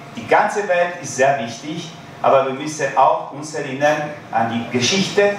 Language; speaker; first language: German; non-native, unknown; Italian